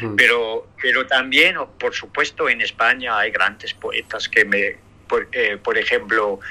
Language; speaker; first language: Spanish; non-native, fluent; Danish